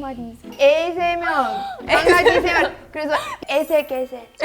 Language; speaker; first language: Korean; non-native, learner; English